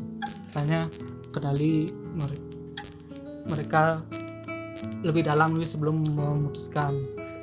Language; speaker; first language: Indonesian; native; Indonesian